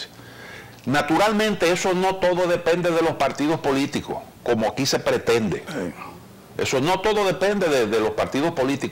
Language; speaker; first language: Spanish; native; Spanish